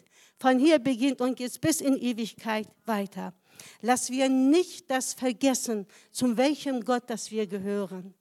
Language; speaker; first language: German; non-native, fluent; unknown